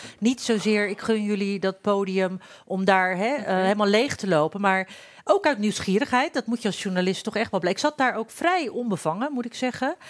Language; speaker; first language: Dutch; early bilingual, other home language; Turkish